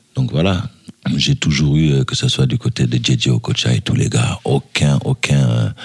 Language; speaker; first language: French; early bilingual, other home language; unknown